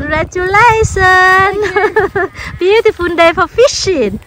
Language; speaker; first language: English; non-native, local second language; Vietnamese